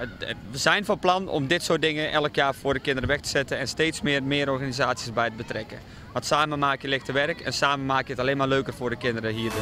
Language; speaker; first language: Dutch; native; Dutch